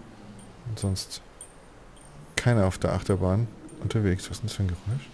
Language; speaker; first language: German; native; German